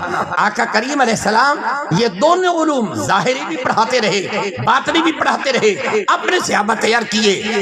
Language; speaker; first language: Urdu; non-native, local second language; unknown